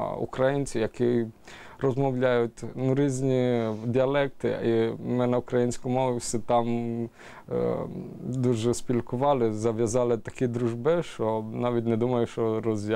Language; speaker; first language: Ukrainian; early bilingual, heritage; Ukrainian